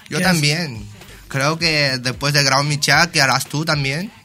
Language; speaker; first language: Spanish; non-native, fluent; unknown